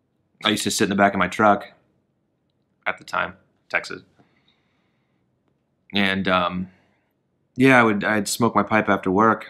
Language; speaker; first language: English; native; English